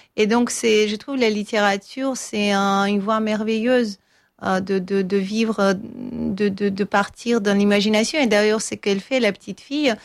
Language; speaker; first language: French; non-native, fluent; Armenian